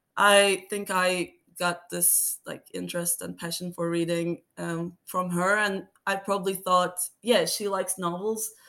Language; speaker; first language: English; non-native, fluent; Turkish